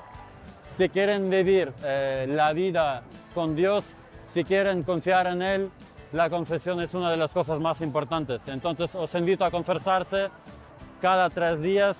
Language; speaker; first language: Spanish; non-native, fluent; Ukrainian